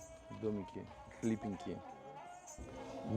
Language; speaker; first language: Russian; native; Russian